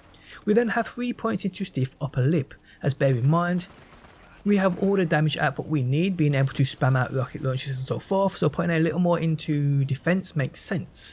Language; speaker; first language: English; native; English